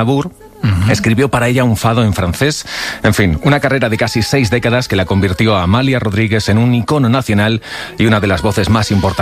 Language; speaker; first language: Spanish; native; Spanish